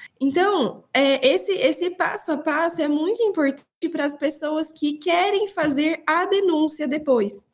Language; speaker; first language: Portuguese; native; Portuguese